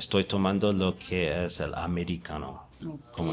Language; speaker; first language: Spanish; non-native, fluent; English